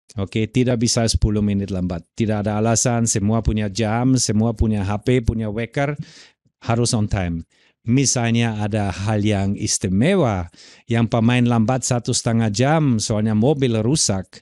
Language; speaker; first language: Indonesian; non-native, fluent; German